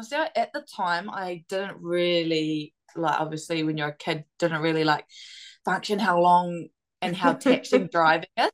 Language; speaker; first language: English; native; English